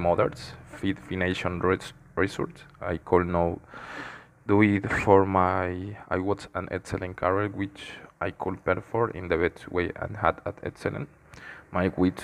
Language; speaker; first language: English; non-native, learner; Spanish